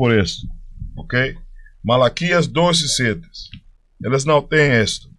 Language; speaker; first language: Portuguese; non-native, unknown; Spanish